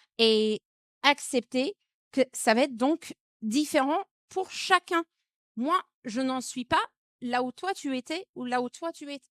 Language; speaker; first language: French; non-native, fluent; English